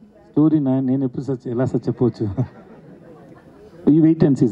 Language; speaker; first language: Telugu; non-native, learner; Tamil